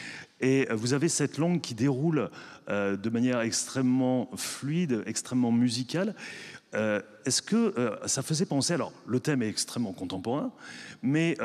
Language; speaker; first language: French; native; French